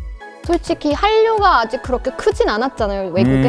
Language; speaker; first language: Korean; non-native, fluent; German